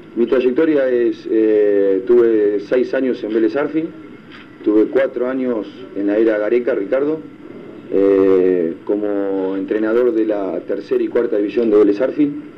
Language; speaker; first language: Spanish; native; Spanish